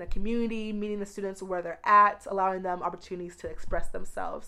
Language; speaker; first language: English; native; English